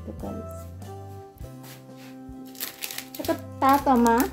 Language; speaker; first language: Chinese; non-native, learner; Indonesian